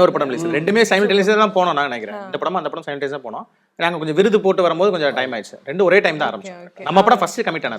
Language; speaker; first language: Tamil; native; Tamil